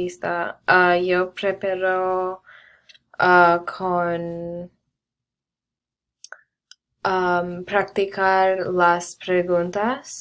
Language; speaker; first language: Spanish; non-native, learner; English